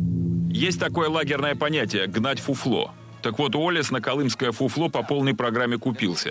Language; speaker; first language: Russian; native; Russian